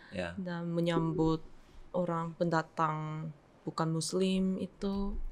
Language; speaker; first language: Indonesian; non-native, fluent; Korean